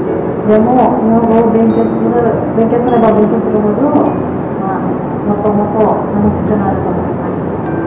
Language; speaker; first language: Japanese; non-native, learner; Indonesian